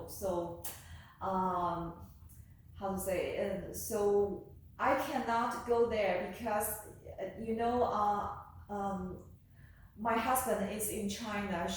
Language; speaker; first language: English; non-native, learner; Chinese